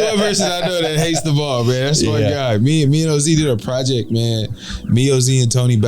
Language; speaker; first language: English; native; English